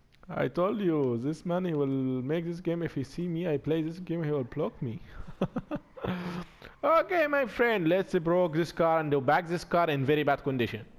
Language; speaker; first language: English; non-native, learner; Arabic